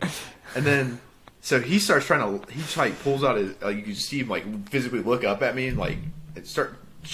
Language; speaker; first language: English; native; English